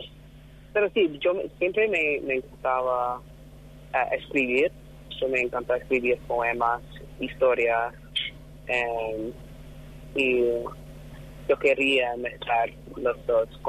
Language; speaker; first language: Spanish; non-native, fluent; English